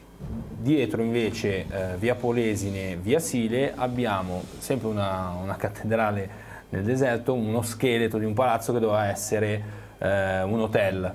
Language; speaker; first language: Italian; native; Italian